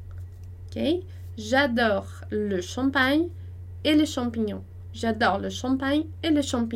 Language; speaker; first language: French; non-native, fluent; Portuguese